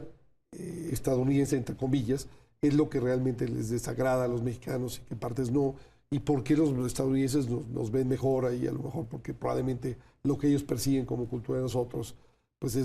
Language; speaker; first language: Spanish; native; Spanish